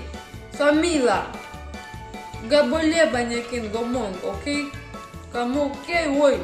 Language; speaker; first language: Indonesian; non-native, learner; Russian